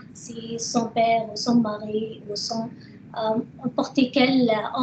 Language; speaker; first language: French; non-native, learner; Arabic